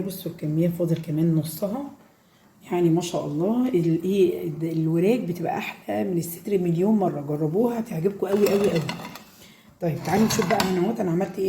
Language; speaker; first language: Arabic; native; Arabic